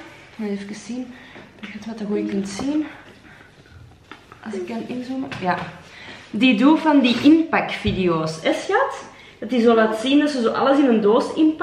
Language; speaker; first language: Dutch; native; Dutch